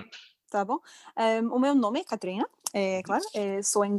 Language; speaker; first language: Portuguese; non-native, fluent; English